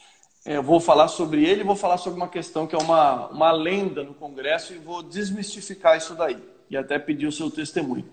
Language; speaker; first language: Portuguese; native; Portuguese